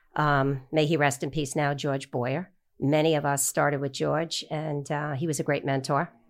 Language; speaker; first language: English; native; English